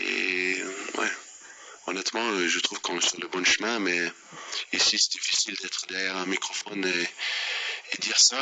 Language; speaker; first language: French; non-native, fluent; Danish